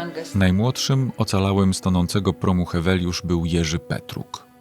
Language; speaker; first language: Polish; native; Polish